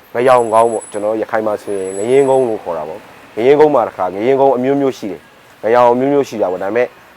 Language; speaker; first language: Burmese; native; Burmese